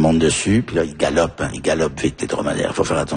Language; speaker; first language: French; early bilingual, other home language; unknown